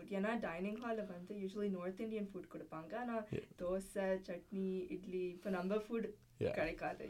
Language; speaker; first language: Tamil; early bilingual, heritage; Tamil